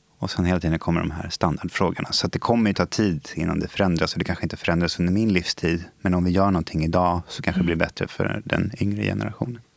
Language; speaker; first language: Swedish; native; Swedish